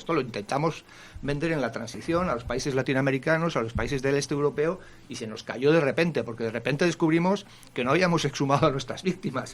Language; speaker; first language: Spanish; native; Spanish